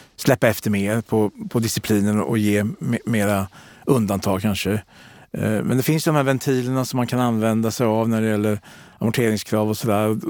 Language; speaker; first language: Swedish; native; Swedish